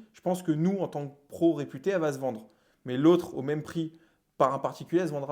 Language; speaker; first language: French; native; French